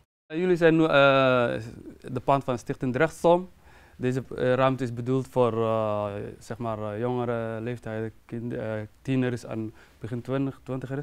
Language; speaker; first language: Dutch; non-native, fluent; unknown